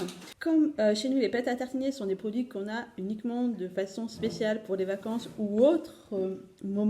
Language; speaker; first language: French; native; French